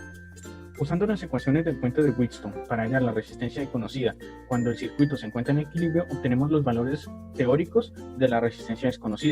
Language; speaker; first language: Spanish; native; Spanish